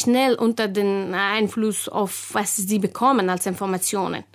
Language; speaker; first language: German; non-native, learner; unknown